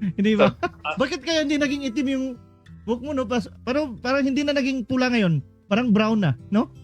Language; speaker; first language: Filipino; native; Filipino